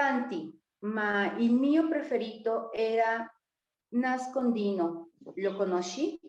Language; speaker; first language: Italian; non-native, learner; Spanish